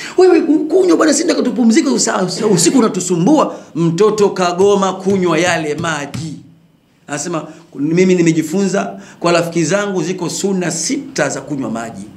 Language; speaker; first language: Swahili; native; Swahili